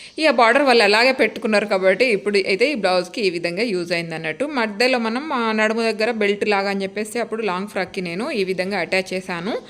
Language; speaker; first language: Telugu; native; Telugu